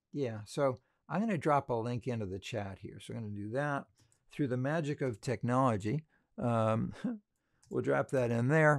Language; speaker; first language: English; native; English